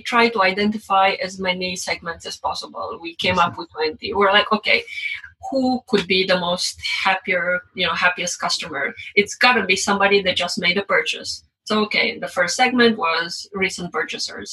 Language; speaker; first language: English; non-native, fluent; Romanian